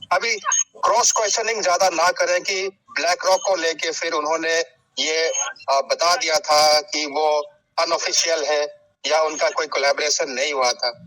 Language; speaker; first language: Hindi; native; Hindi